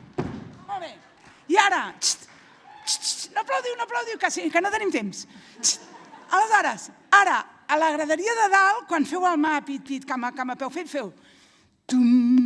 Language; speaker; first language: Catalan; native; Catalan